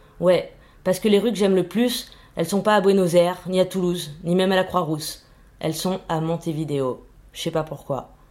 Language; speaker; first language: French; early bilingual, other home language; Spanish